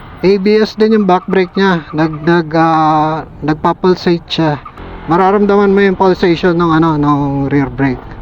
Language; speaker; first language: Filipino; native; Filipino